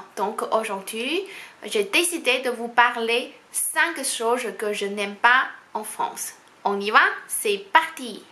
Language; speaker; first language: French; non-native, fluent; Chinese